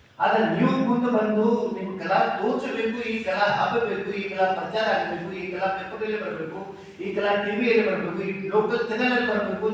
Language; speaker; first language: Kannada; non-native, local second language; Hindi